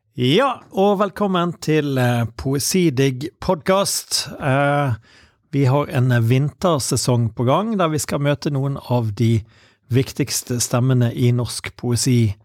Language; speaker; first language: Norwegian; native; Norwegian